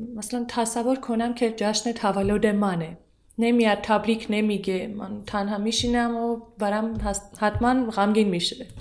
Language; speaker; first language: Persian; non-native, fluent; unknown